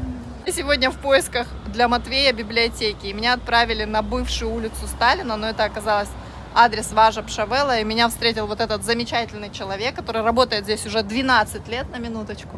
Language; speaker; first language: Russian; native; Russian